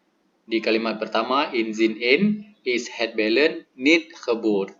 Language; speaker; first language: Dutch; non-native, learner; Indonesian